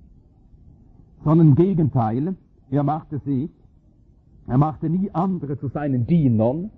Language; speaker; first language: German; native; German